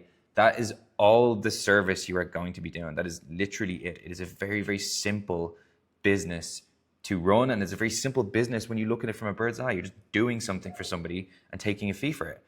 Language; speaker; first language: English; native; English